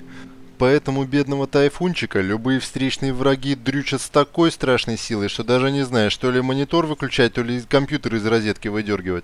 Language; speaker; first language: Russian; native; Russian